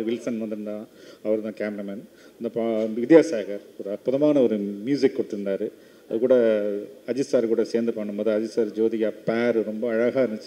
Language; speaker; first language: Tamil; native; Tamil